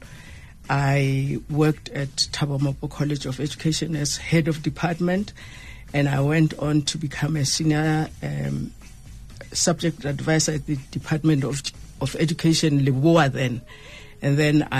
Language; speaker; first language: English; non-native, local second language; Northern Sotho